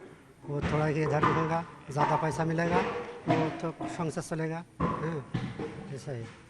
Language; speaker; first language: Hindi; non-native, local second language; Bangla